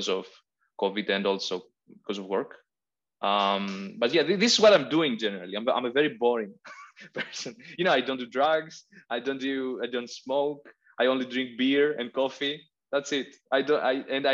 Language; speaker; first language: English; non-native, fluent; Greek